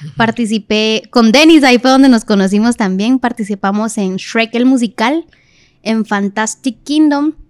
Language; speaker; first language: Spanish; native; Spanish